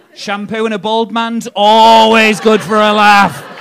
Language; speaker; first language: English; native; English